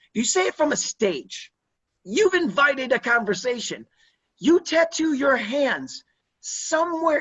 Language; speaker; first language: English; native; English